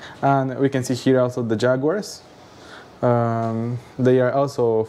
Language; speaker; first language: English; non-native, learner; Spanish